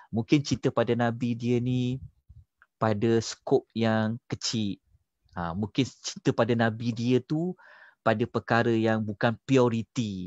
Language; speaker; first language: Malay; native; Malay